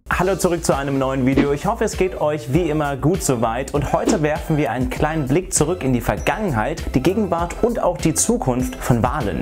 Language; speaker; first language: German; native; German